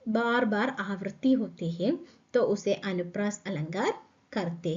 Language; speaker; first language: Hindi; non-native, local second language; Malayalam